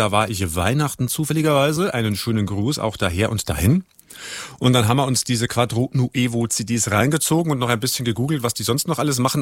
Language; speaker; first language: German; native; German